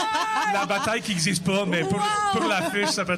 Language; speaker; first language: French; native; French